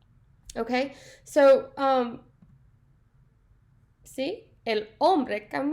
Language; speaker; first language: Spanish; non-native, learner; English